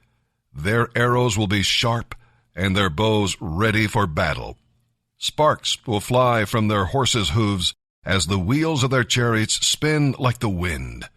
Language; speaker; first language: English; native; English